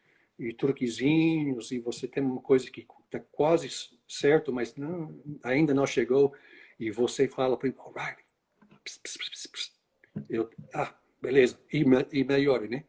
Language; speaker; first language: Portuguese; non-native, fluent; English